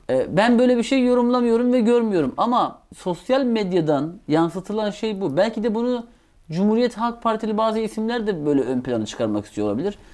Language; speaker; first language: Turkish; native; Turkish